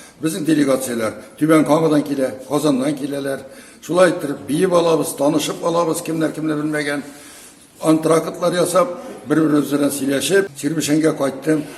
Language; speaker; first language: Tatar; native; Tatar